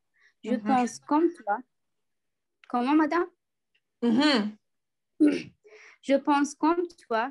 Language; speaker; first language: French; non-native, learner; Arabic